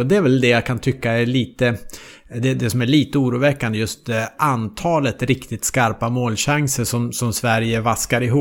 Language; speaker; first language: Swedish; native; Swedish